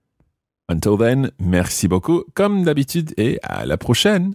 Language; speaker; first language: French; non-native, fluent; English